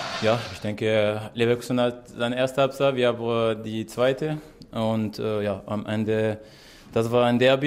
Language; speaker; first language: German; non-native, learner; French